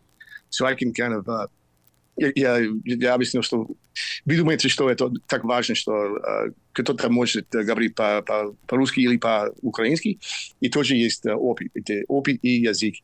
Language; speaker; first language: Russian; non-native, learner; English